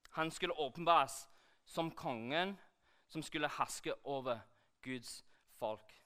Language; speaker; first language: Norwegian; non-native, fluent; English